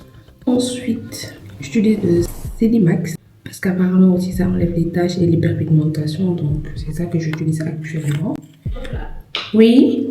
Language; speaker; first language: French; non-native, local second language; Wolof